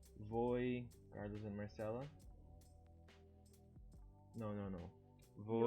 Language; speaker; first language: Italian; non-native, learner; Portuguese